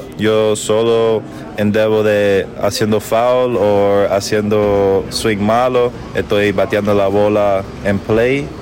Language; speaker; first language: Spanish; early bilingual, heritage; English